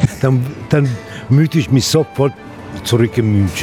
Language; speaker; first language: German; non-native, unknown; Italian